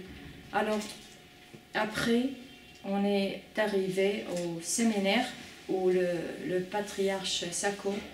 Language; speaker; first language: French; non-native, fluent; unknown